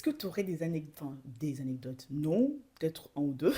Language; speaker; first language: French; non-native, local second language; Bambara